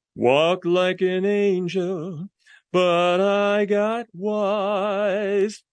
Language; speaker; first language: English; non-native, local second language; Cantonese